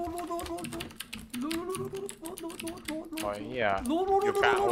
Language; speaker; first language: English; non-native, learner; Thai